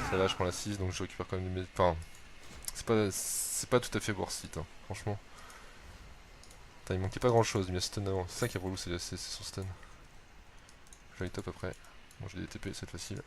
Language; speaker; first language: French; native; French